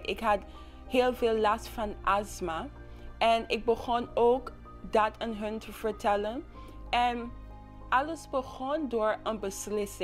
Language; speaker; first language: Dutch; non-native, local second language; English